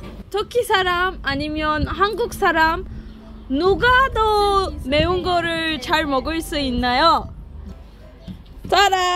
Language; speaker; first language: Korean; non-native, learner; Turkish